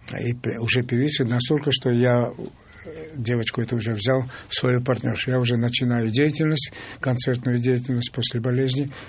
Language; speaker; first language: Russian; non-native, local second language; Georgian